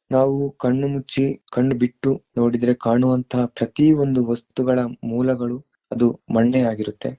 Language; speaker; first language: Kannada; native; Kannada